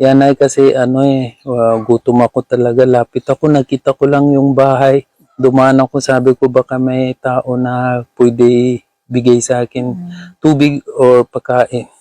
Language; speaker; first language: Filipino; non-native, learner; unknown